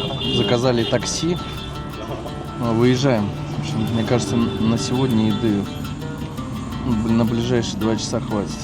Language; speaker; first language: Russian; native; Russian